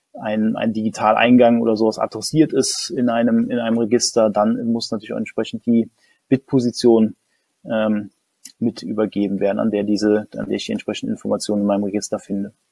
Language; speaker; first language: German; native; German